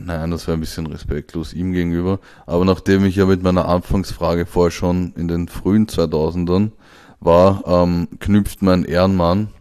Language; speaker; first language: German; native; German